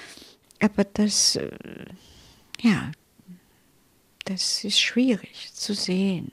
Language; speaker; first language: German; non-native, fluent; Italian